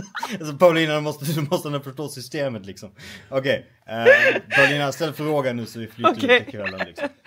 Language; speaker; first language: Swedish; native; Swedish